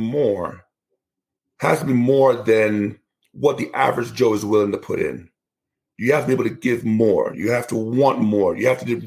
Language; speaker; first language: English; non-native, local second language; Igbo